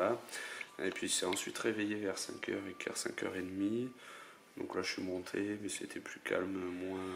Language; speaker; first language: French; native; French